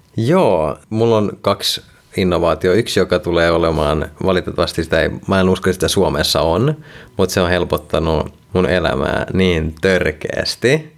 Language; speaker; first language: Finnish; non-native, local second language; Swedish